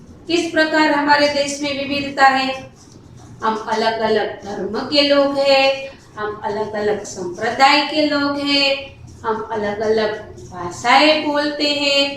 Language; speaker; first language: Hindi; non-native, local second language; Gujarati